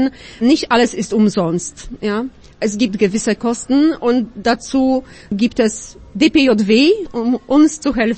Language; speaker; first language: German; non-native, fluent; Polish